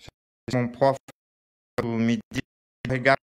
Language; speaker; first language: French; non-native, learner; Portuguese